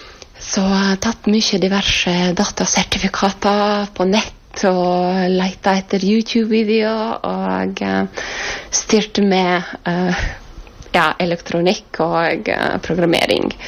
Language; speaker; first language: Norwegian; non-native, fluent; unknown